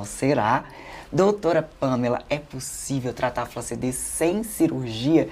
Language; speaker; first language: Portuguese; native; Portuguese